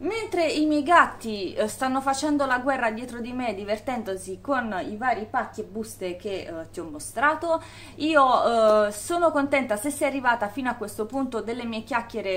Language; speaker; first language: Italian; native; Italian